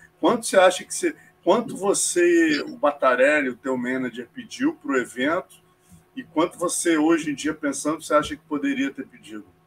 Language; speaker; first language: Portuguese; native; Portuguese